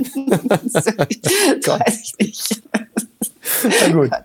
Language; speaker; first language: German; native; German